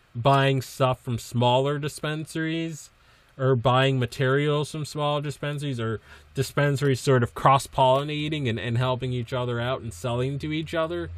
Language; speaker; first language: English; native; English